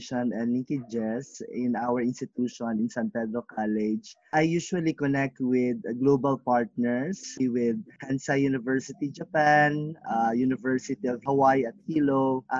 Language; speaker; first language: English; non-native, local second language; Cebuano